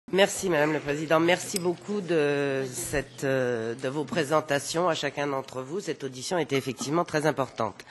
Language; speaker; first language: French; native; French